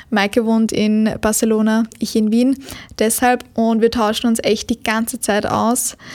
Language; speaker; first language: German; native; German